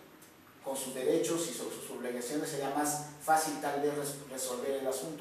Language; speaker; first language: Spanish; native; Spanish